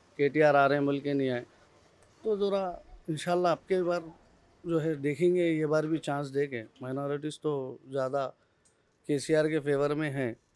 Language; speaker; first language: Hindi; non-native, local second language; Urdu